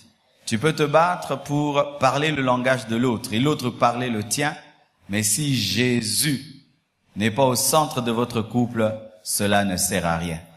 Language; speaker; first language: French; non-native, local second language; Lingala